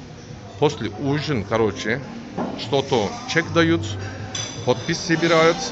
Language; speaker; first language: Russian; non-native, learner; Turkish